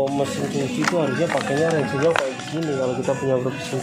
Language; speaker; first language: Indonesian; native; Indonesian